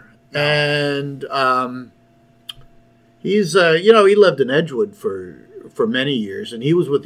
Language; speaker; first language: English; native; English